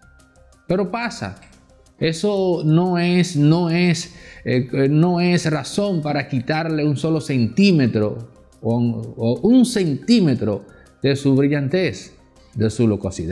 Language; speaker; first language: Spanish; native; Spanish